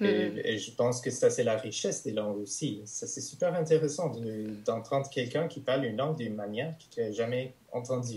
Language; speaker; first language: French; non-native, fluent; English